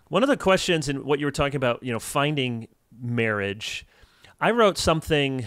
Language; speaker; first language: English; native; English